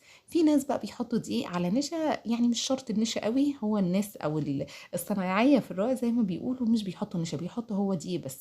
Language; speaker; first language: Arabic; native; Arabic